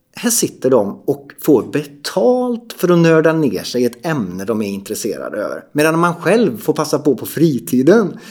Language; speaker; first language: Swedish; native; Swedish